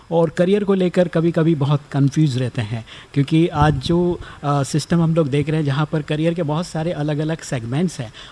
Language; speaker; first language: Hindi; native; Hindi